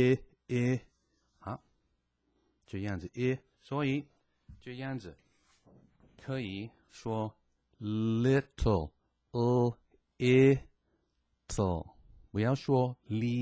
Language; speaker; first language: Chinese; non-native, fluent; English